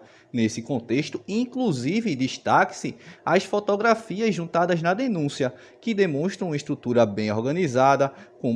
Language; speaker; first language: Portuguese; native; Portuguese